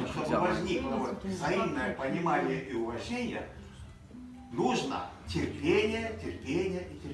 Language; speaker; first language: Russian; native; Russian